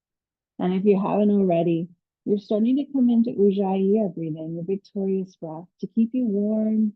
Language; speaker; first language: English; native; English